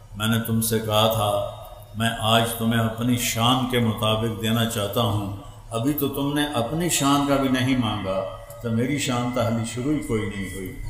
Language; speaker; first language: Urdu; non-native, local second language; Punjabi